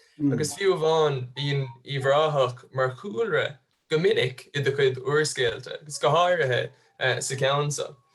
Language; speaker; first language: Irish; native; Irish